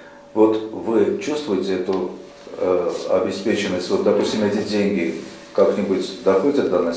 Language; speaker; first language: Russian; native; Russian